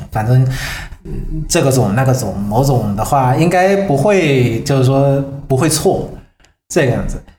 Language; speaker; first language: Chinese; non-native, fluent; Vietnamese